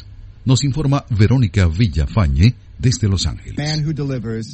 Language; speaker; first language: Spanish; native; Spanish